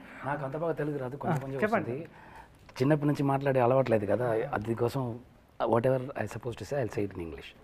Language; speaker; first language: Telugu; non-native, learner; Tamil